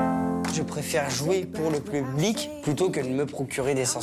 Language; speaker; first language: French; native; French